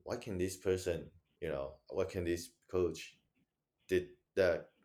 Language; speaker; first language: English; non-native, learner; Chinese